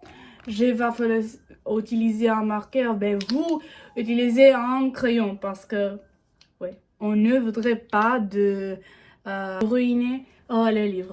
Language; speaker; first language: French; non-native, learner; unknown